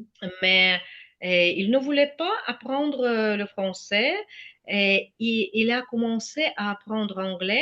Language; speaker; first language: French; non-native, fluent; Ukrainian